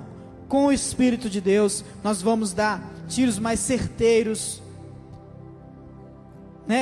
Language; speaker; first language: Portuguese; native; Portuguese